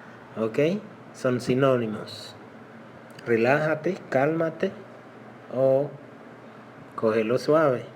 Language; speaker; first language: Spanish; non-native, local second language; Haitian Creole